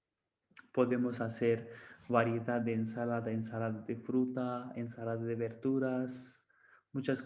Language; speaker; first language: Spanish; non-native, fluent; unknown